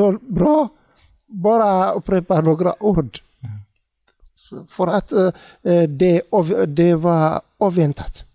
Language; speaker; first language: Swedish; non-native, learner; Tigrinya